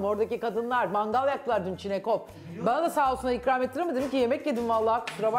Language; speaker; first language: Turkish; native; Turkish